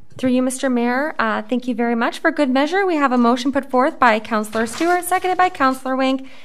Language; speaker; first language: English; native; English